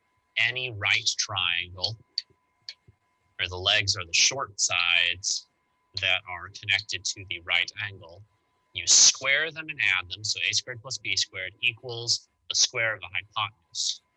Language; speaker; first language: English; native; English